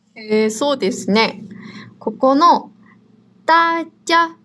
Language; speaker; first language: Japanese; non-native, fluent; Korean